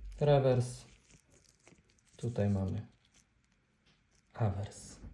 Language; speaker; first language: Polish; native; Polish